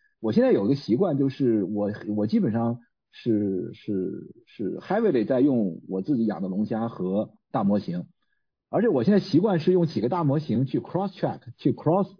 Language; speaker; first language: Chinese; native; Chinese